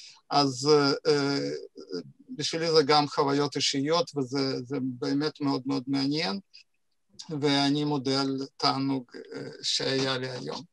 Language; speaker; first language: Hebrew; non-native, fluent; Russian